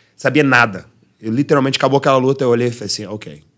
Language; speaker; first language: Portuguese; early bilingual, heritage; Portuguese